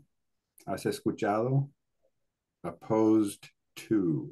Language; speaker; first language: Spanish; non-native, fluent; English